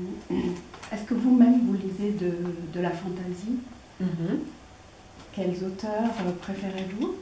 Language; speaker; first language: French; native; French